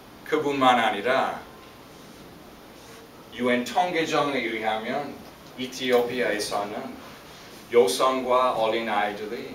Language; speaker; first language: Korean; non-native, fluent; English